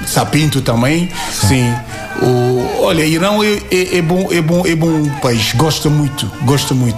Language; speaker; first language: Portuguese; non-native, learner; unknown